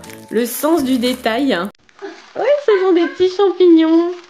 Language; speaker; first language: French; native; French